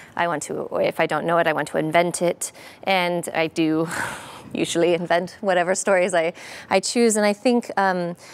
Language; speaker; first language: English; native; English